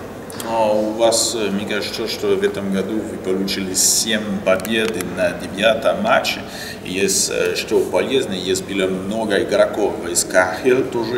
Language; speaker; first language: Russian; non-native, learner; French